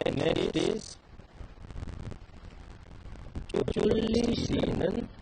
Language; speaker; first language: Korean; non-native, fluent; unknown